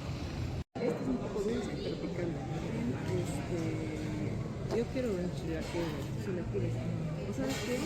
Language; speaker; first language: Spanish; non-native, fluent; Korean